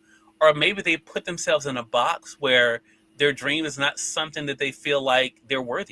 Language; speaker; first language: English; native; English